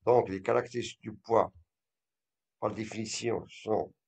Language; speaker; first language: French; non-native, local second language; Arabic